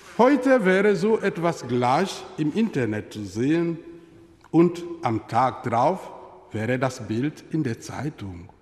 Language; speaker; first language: German; non-native, fluent; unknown